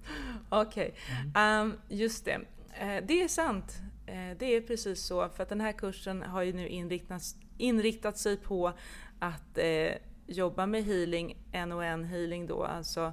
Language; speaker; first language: Swedish; native; Swedish